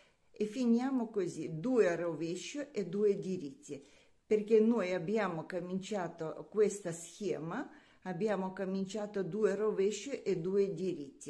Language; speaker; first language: Italian; non-native, learner; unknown